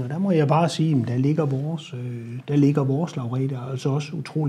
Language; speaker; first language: Danish; native; Danish